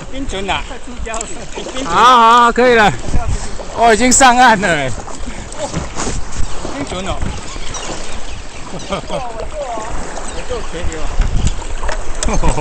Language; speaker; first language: Chinese; native; Chinese